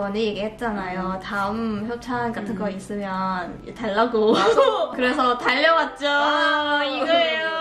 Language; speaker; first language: Korean; non-native, fluent; Cantonese